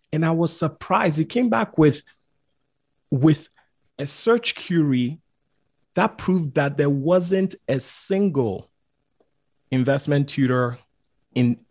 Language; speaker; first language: English; non-native, local second language; Akan